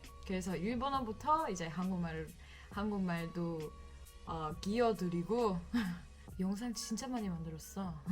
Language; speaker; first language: Korean; non-native, fluent; English